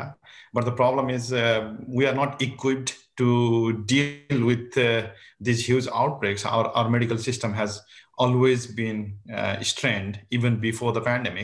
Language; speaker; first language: English; non-native, local second language; Nepali